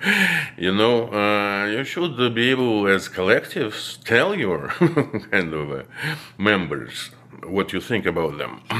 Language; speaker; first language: English; non-native, fluent; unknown